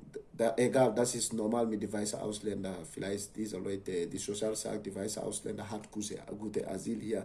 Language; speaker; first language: German; non-native, learner; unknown